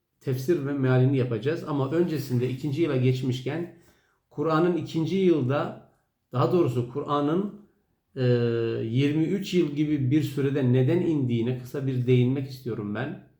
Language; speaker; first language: Turkish; native; Turkish